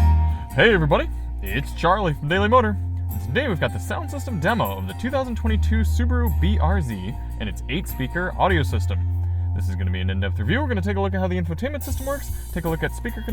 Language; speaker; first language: English; native; English